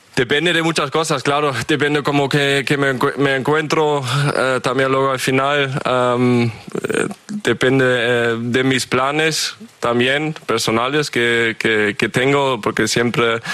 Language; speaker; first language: Spanish; non-native, fluent; German